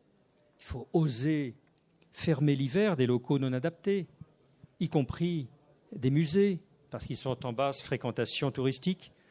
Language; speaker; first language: French; native; French